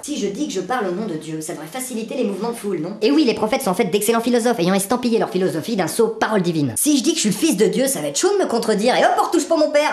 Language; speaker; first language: French; native; French